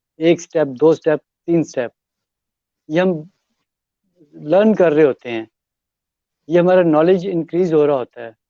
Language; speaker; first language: Urdu; non-native, local second language; Punjabi